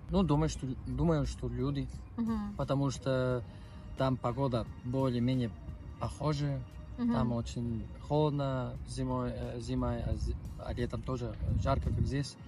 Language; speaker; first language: Russian; non-native, learner; Spanish